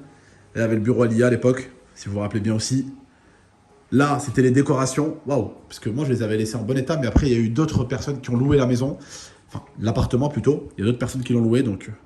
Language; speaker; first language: French; native; French